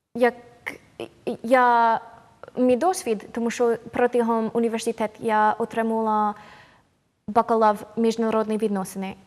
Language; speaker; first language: Ukrainian; non-native, fluent; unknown